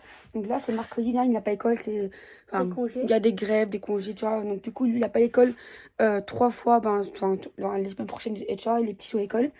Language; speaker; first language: French; native; French